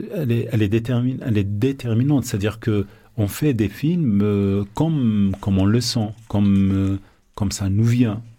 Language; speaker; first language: French; non-native, local second language; Arabic